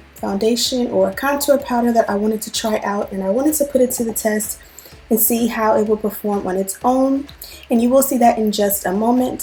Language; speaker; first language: English; native; English